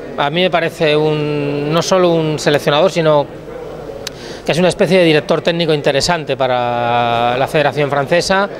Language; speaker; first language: Spanish; native; Spanish